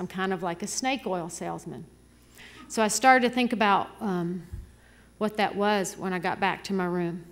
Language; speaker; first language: English; native; English